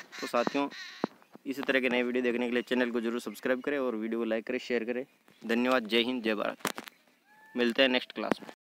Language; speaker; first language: Hindi; native; Hindi